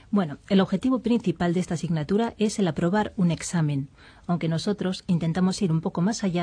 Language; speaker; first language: Spanish; native; Spanish